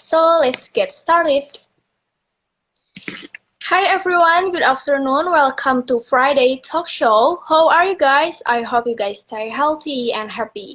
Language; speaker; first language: English; non-native, learner; Indonesian